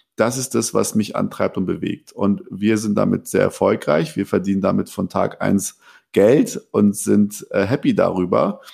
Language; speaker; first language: German; early bilingual, other home language; Persian